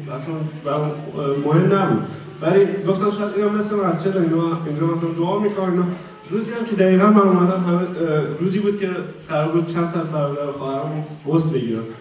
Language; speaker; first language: Persian; native; Persian